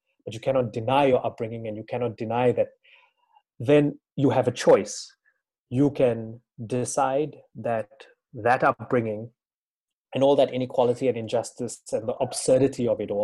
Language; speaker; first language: English; native; English